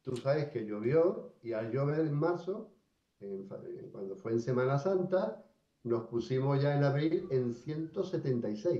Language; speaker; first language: Spanish; native; Spanish